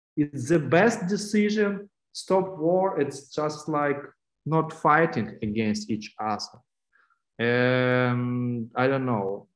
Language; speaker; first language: English; non-native, fluent; Ukrainian